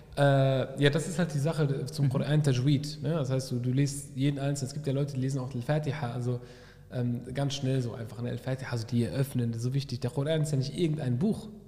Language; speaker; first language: German; early bilingual, other home language; Arabic